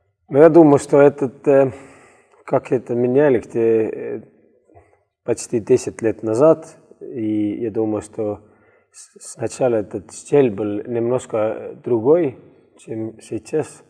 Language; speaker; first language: Russian; non-native, learner; Estonian